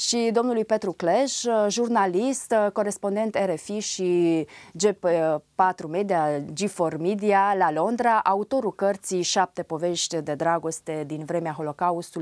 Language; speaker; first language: Romanian; native; Romanian